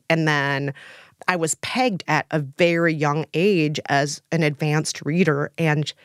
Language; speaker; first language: English; native; English